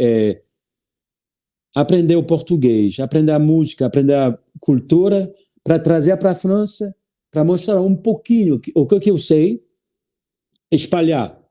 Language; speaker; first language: Portuguese; non-native, learner; French